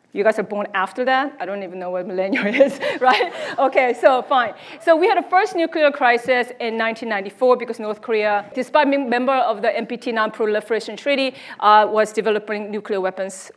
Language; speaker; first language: English; early bilingual, other home language; Korean